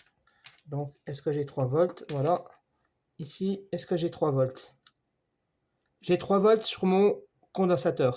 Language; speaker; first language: French; native; French